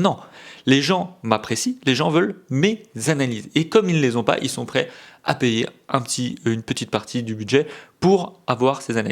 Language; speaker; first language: French; native; French